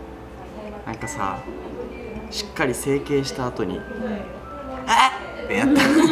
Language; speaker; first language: Japanese; native; Japanese